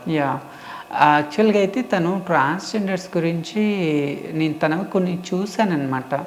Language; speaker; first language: Telugu; native; Telugu